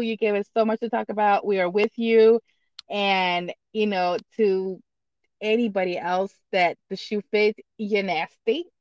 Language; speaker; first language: English; early bilingual, other home language; Spanish